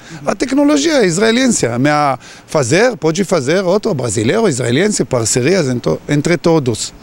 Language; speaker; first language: Portuguese; non-native, learner; Hebrew